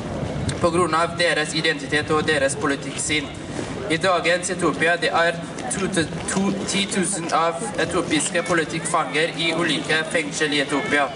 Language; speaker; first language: Norwegian; non-native, fluent; Oromo